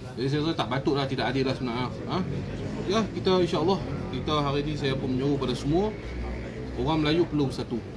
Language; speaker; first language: Malay; native; Malay